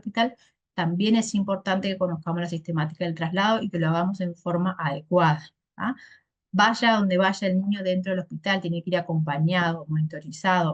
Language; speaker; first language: Spanish; native; Spanish